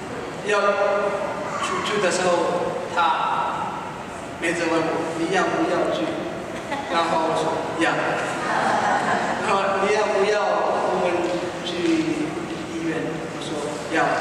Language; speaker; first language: Chinese; non-native, fluent; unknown